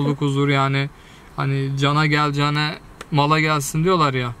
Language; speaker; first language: Turkish; native; Turkish